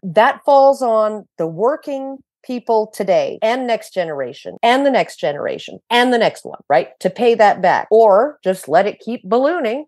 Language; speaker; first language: English; native; English